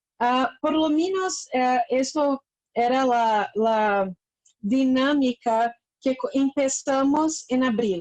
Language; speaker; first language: Spanish; non-native, fluent; Portuguese